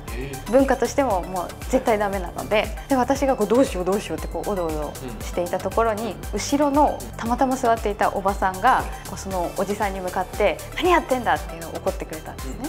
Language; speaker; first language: Japanese; native; Japanese